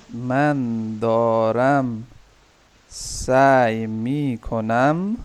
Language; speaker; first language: Persian; non-native, learner; Urdu